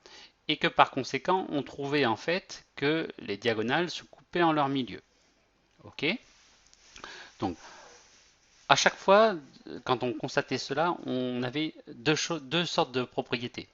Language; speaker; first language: French; native; French